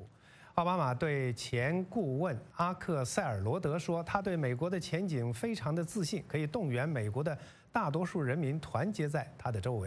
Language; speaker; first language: Chinese; native; Chinese